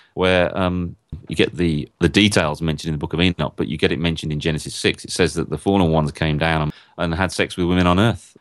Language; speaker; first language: English; native; English